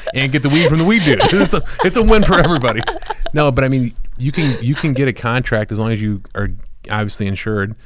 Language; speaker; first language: English; native; English